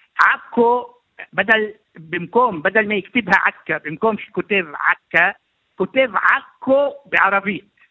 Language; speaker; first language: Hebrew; non-native, local second language; Arabic